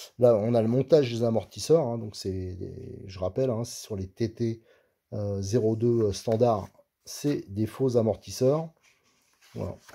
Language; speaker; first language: French; native; French